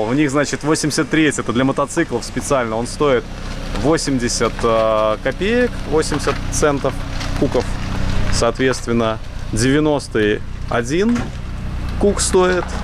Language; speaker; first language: Russian; native; Russian